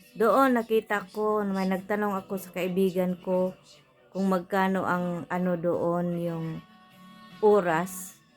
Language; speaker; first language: Filipino; native; Filipino